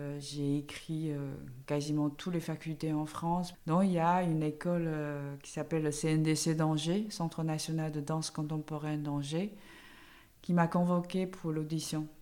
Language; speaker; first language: French; non-native, fluent; Chinese